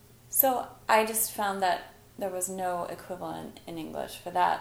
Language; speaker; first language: English; native; English